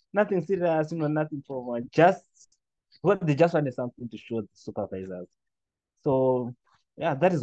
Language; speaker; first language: English; non-native, local second language; Shona